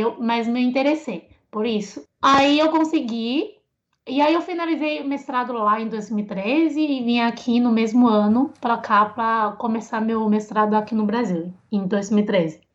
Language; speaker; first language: Portuguese; non-native, fluent; Chinese